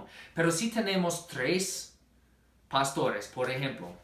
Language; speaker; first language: Spanish; non-native, fluent; English